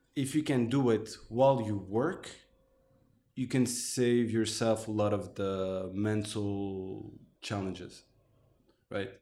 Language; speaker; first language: English; non-native, fluent; Arabic